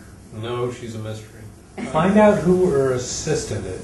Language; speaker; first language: English; native; English